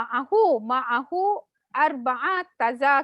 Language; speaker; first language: Arabic; non-native, learner; Malay